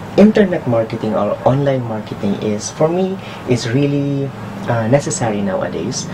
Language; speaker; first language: English; non-native, local second language; Filipino